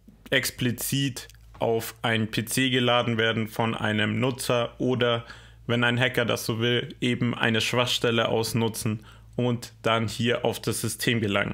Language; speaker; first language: German; native; German